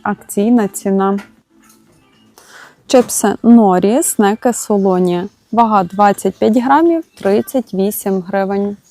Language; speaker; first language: Ukrainian; native; Ukrainian